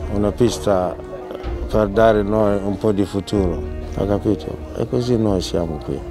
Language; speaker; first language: Italian; non-native, learner; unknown